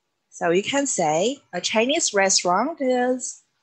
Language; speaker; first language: English; non-native, fluent; Chinese